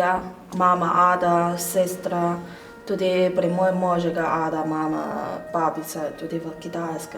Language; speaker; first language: Slovenian; non-native, learner; Chinese